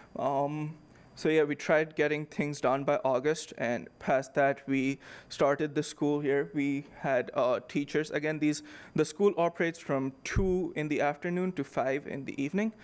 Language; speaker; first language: English; non-native, local second language; Urdu